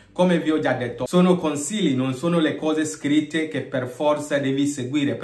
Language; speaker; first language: Italian; non-native, fluent; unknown